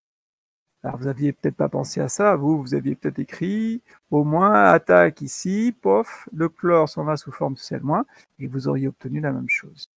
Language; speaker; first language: French; native; French